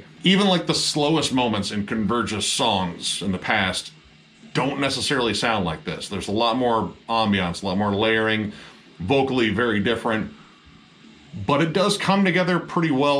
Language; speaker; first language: English; native; English